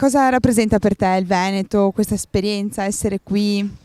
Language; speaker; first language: Italian; native; Italian